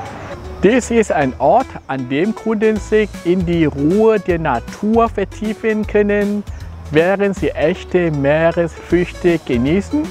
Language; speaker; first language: German; non-native, fluent; Thai